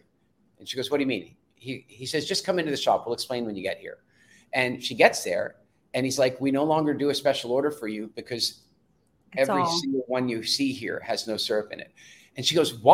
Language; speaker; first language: English; native; English